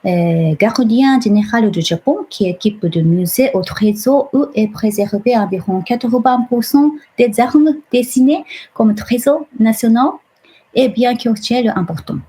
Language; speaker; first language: French; non-native, fluent; Japanese